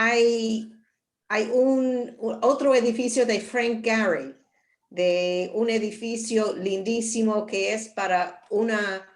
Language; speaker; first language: Spanish; non-native, learner; English